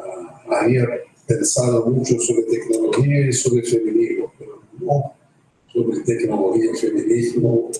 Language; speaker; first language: Spanish; non-native, fluent; Portuguese